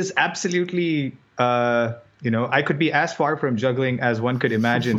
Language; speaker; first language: English; non-native, local second language; Tamil